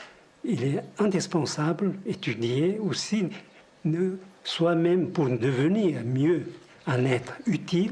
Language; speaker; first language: French; non-native, fluent; Tibetan